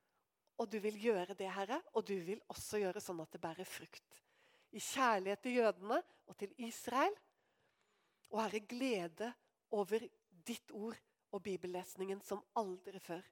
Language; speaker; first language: Norwegian; native; Norwegian